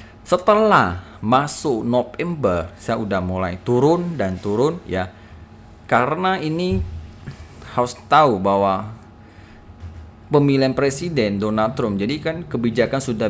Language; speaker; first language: Indonesian; native; Indonesian